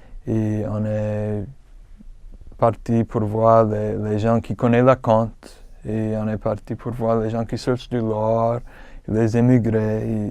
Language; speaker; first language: French; non-native, fluent; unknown